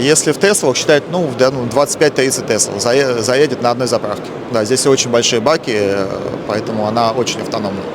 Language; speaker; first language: Russian; native; Russian